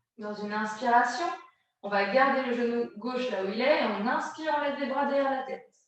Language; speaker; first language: French; native; French